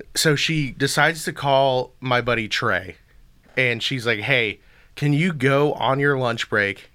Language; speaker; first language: English; early bilingual, other home language; Filipino